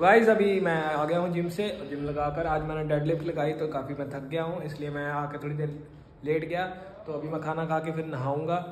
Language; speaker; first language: Hindi; non-native, local second language; Punjabi